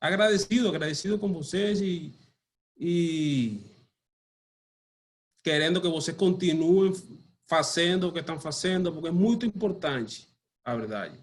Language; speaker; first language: Portuguese; non-native, learner; Spanish